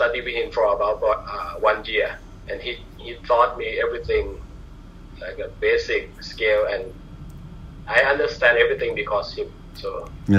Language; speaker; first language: English; non-native, learner; Thai